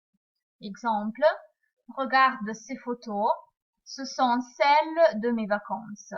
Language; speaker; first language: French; non-native, fluent; Italian